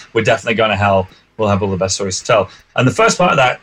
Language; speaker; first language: English; native; English